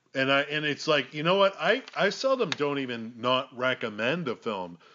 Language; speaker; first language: English; native; English